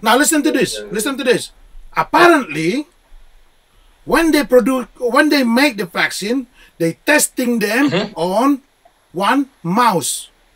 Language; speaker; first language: English; non-native, fluent; Indonesian